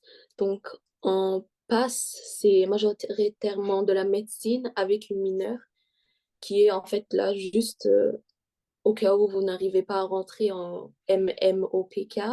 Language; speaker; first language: French; early bilingual, heritage; French